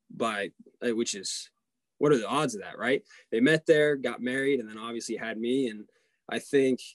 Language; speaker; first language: English; early bilingual, other home language; Hungarian